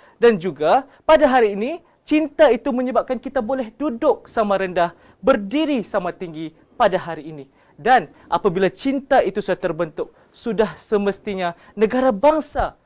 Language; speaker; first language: Malay; native; Malay